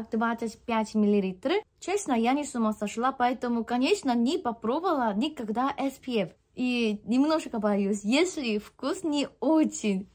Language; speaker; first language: Russian; non-native, fluent; Korean